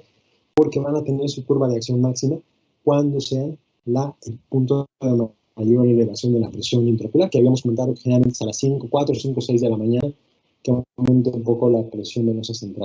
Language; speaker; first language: Spanish; native; Spanish